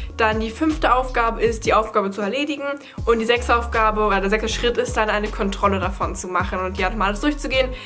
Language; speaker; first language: German; native; German